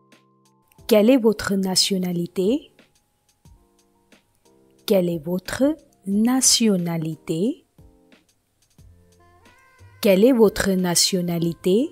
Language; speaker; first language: French; non-native, fluent; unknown